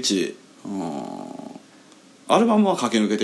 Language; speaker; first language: Japanese; native; Japanese